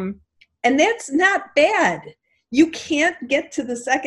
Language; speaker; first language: English; native; English